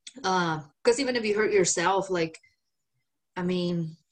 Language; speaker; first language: English; non-native, fluent; Spanish